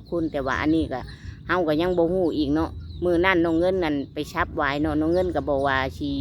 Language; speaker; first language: Thai; non-native, local second language; Lao